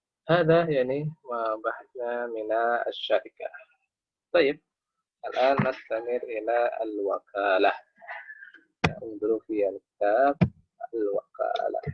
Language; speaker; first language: Arabic; non-native, fluent; Indonesian